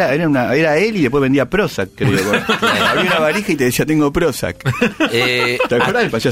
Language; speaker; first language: Spanish; native; Spanish